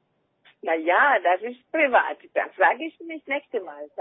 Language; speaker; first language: German; non-native, fluent; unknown